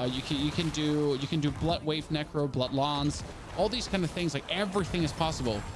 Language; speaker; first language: English; non-native, fluent; German